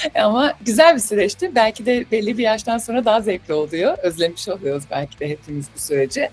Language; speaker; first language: Turkish; early bilingual, heritage; Turkish